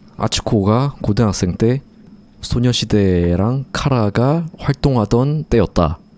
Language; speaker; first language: Korean; native; Korean